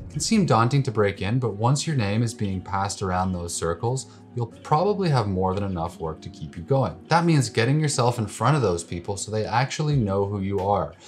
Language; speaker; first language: English; native; English